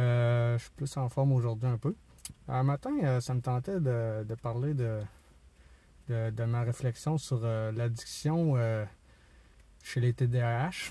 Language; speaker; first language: French; native; French